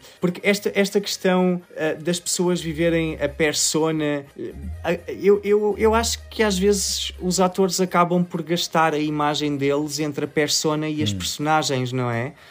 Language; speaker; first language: Portuguese; native; Portuguese